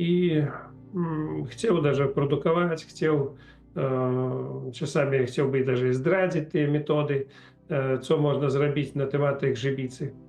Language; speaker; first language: Polish; non-native, learner; Russian